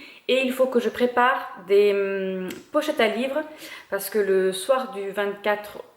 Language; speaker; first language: French; native; French